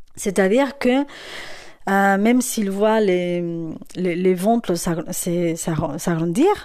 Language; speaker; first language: French; non-native, fluent; Spanish